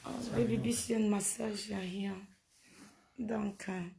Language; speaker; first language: German; non-native, learner; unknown